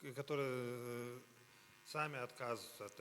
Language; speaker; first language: Russian; native; Russian